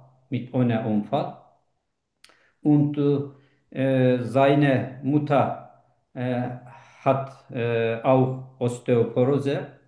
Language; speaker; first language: German; non-native, learner; Turkish